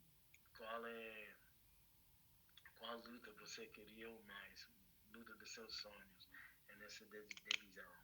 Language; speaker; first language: Portuguese; non-native, fluent; English